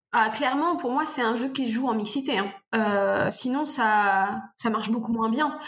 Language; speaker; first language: French; native; French